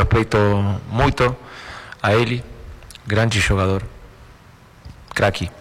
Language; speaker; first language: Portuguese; non-native, fluent; Spanish